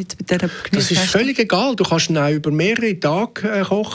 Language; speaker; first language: German; native; German